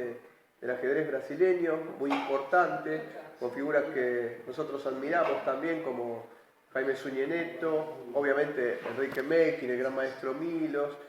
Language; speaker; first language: Spanish; native; Spanish